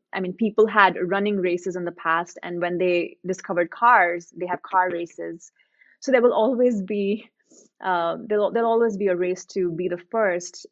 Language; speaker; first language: English; non-native, local second language; Hindi